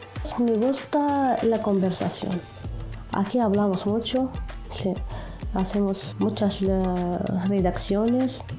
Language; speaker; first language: Spanish; non-native, learner; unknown